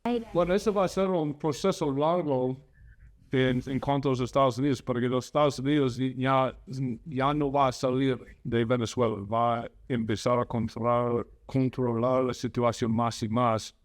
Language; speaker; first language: Spanish; non-native, fluent; English